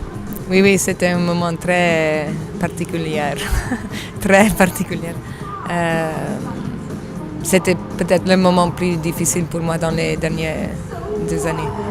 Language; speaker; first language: French; non-native, fluent; Italian